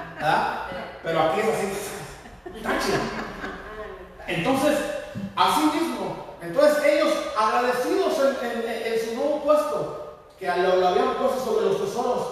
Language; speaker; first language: Spanish; native; Spanish